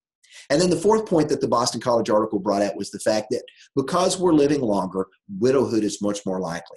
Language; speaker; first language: English; native; English